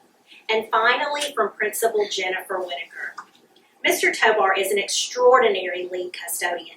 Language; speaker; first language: English; native; English